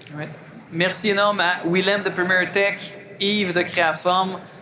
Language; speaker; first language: French; native; French